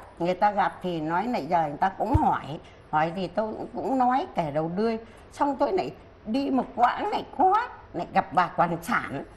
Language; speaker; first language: Vietnamese; early bilingual, heritage; Vietnamese